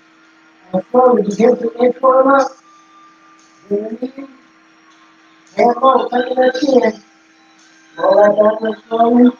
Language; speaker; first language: English; native; English